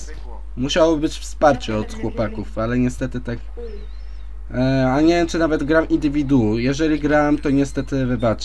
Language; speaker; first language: Polish; native; Polish